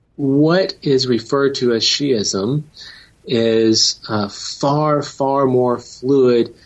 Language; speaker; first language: English; native; English